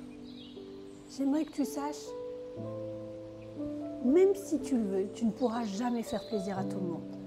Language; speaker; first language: French; non-native, local second language; Arabic